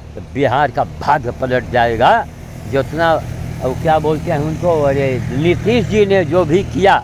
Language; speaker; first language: Hindi; native; Hindi